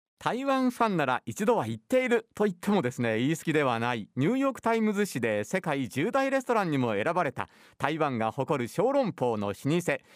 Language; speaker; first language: Japanese; native; Japanese